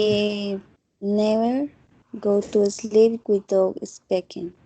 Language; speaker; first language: English; non-native, learner; Spanish